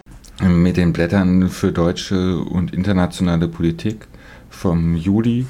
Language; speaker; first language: German; native; German